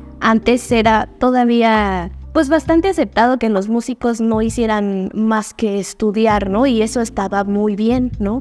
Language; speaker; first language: Spanish; native; Spanish